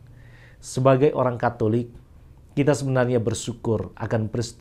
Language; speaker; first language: Indonesian; native; Indonesian